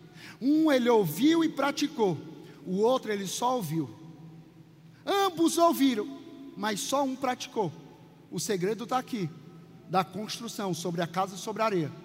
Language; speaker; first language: Portuguese; native; Portuguese